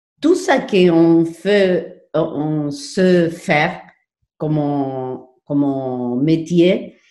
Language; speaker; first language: French; non-native, learner; Spanish